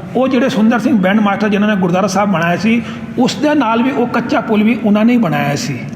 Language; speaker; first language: Punjabi; non-native, local second language; Hindi